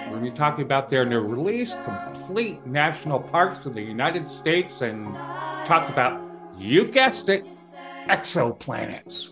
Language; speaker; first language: English; native; English